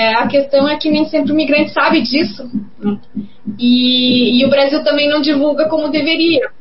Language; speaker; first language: Portuguese; native; Portuguese